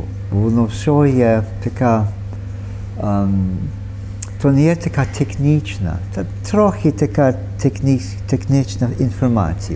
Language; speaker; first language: Ukrainian; early bilingual, heritage; Ukrainian